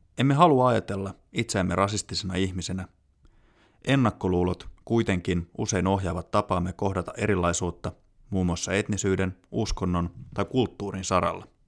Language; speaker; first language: Finnish; native; Finnish